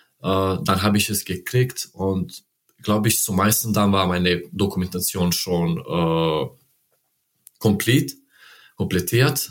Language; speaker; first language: German; non-native, learner; Serbian